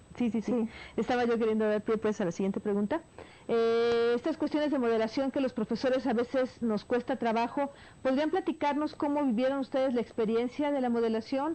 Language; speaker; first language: Spanish; native; Spanish